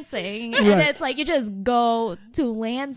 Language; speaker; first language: English; non-native, local second language; Filipino